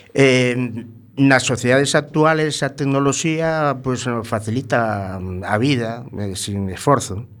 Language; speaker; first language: Galician; non-native, local second language; Spanish